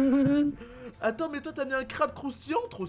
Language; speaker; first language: French; native; French